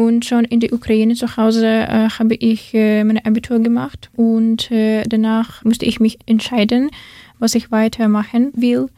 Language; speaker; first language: German; non-native, learner; Ukrainian